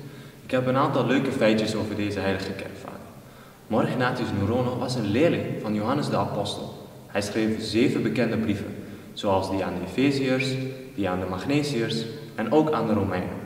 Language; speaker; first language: Dutch; native; Dutch